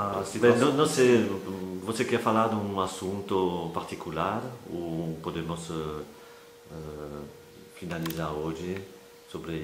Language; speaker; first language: Portuguese; non-native, fluent; French